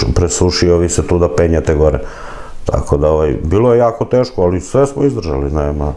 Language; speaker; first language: Serbian; native; Serbian